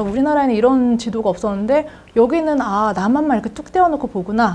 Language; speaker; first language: Korean; native; Korean